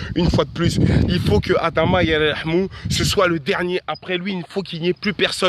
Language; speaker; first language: French; native; French